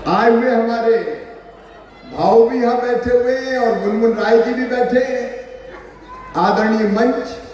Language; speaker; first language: Hindi; native; Hindi